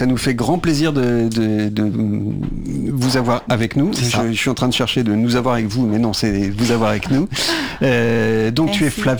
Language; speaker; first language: French; native; French